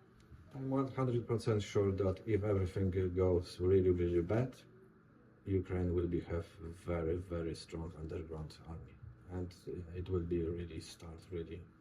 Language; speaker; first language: English; non-native, learner; Polish